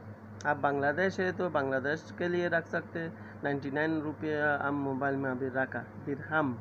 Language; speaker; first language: Hindi; non-native, learner; Bangla